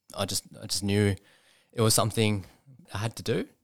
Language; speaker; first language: English; native; English